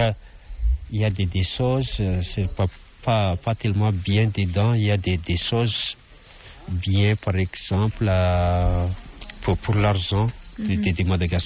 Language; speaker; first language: French; non-native, local second language; Malagasy